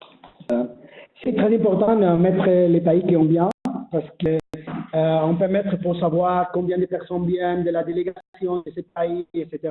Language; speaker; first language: French; non-native, learner; Spanish